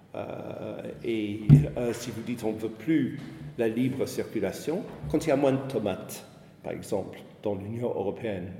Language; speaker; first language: French; non-native, fluent; English